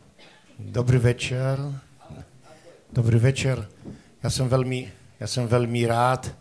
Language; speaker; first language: Czech; non-native, learner; Polish